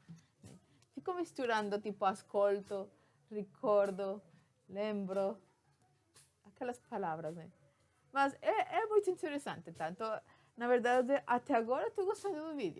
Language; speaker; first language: Portuguese; non-native, fluent; Spanish